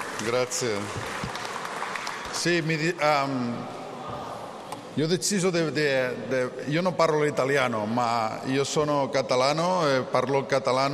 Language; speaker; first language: Italian; non-native, learner; Catalan